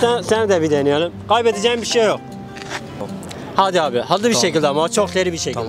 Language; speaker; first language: Turkish; native; Turkish